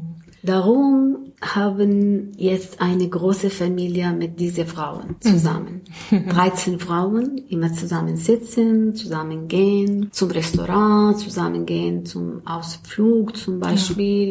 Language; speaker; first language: German; non-native, learner; Arabic